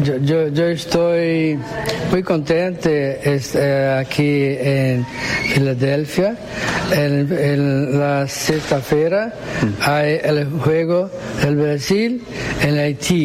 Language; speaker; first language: Spanish; non-native, learner; Portuguese